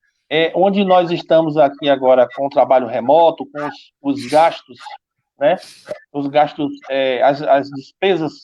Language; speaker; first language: Portuguese; native; Portuguese